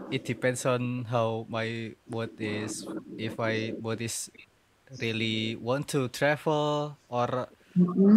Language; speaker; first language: English; non-native, learner; Indonesian